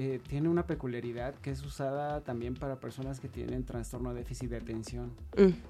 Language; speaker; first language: Spanish; native; Spanish